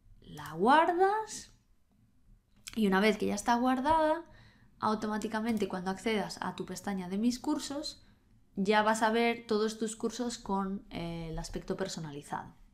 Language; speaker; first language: Spanish; native; Spanish